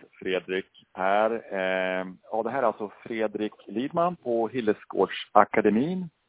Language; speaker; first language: Swedish; native; Swedish